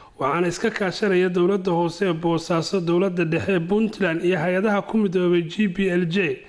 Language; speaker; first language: Somali; native; Somali